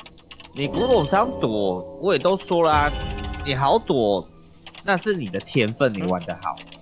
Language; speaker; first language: Chinese; native; Chinese